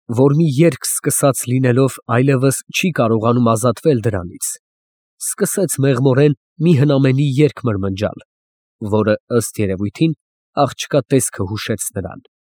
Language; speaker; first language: Armenian; native; Armenian